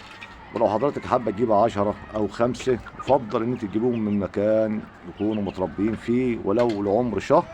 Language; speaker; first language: Arabic; native; Arabic